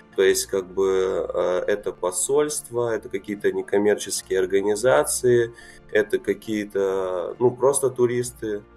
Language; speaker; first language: Russian; early bilingual, other home language; Romanian